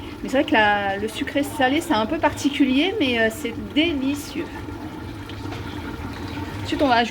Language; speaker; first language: French; native; French